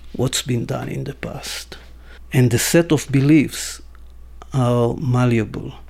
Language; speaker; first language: English; non-native, fluent; Hebrew